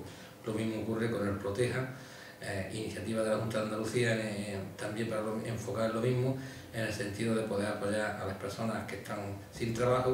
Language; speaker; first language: Spanish; native; Spanish